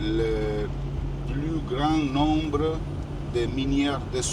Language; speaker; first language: French; non-native, learner; Italian